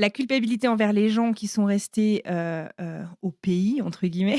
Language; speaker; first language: French; native; French